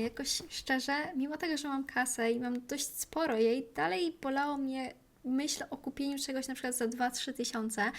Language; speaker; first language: Polish; native; Polish